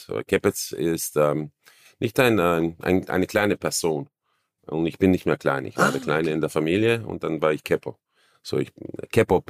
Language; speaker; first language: German; non-native, fluent; Croatian